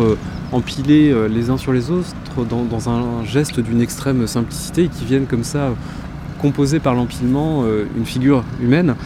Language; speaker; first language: French; native; French